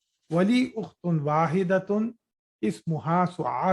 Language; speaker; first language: Arabic; non-native, fluent; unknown